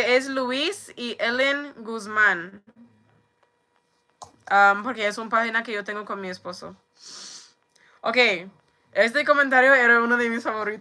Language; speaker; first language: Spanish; non-native, learner; English